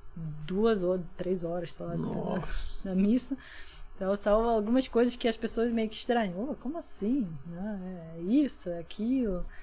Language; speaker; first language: Portuguese; non-native, fluent; Russian